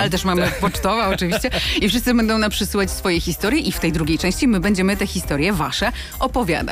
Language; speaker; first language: Polish; native; Polish